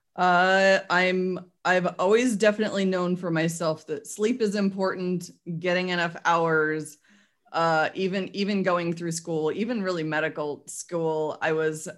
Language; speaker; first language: English; native; English